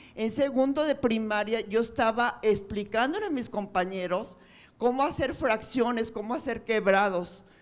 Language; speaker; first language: Spanish; native; Spanish